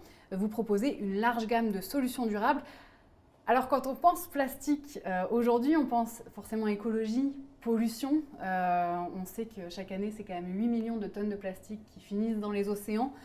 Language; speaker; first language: French; native; French